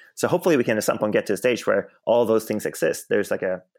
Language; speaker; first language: English; non-native, fluent; Swedish